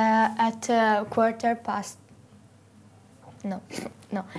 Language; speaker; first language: English; non-native, learner; Italian